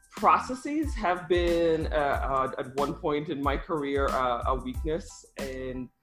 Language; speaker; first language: English; early bilingual, other home language; Russian